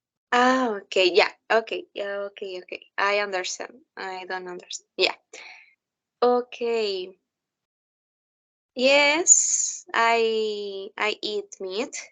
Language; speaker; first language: English; non-native, learner; Spanish